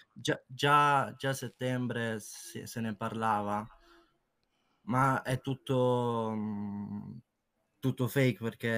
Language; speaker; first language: Italian; native; Italian